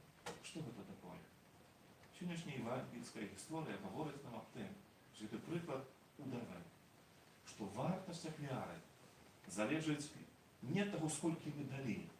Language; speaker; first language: Polish; non-native, learner; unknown